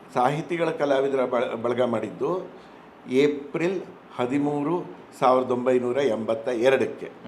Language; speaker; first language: Kannada; non-native, local second language; Telugu